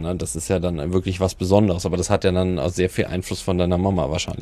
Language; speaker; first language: German; native; German